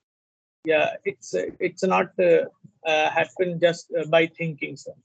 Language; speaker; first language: English; non-native, learner; Hindi